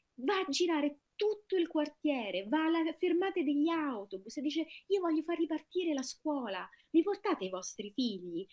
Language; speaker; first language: Italian; native; Italian